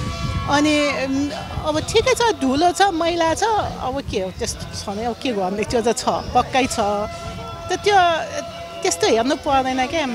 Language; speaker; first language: Nepali; early bilingual, other home language; German